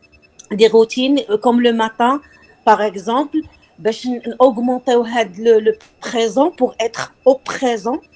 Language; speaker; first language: French; non-native, local second language; Arabic